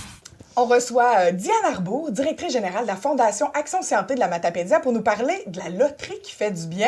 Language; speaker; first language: French; native; French